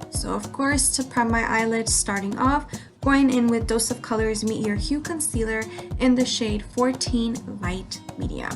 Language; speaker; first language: English; native; English